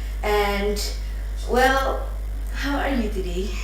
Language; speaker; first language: English; non-native, learner; Indonesian